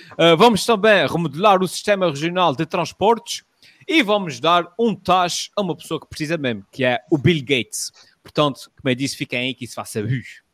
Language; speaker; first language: Portuguese; native; Portuguese